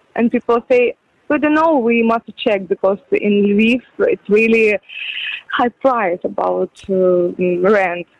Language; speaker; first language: English; non-native, learner; Ukrainian